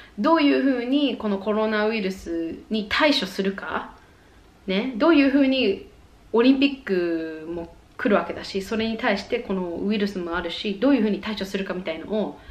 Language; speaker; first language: Japanese; native; Japanese